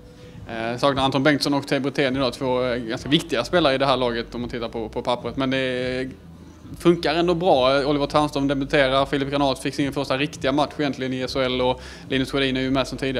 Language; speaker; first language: Swedish; native; Swedish